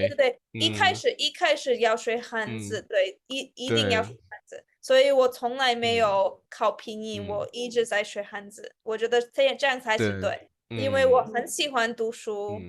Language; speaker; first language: Chinese; non-native, fluent; Russian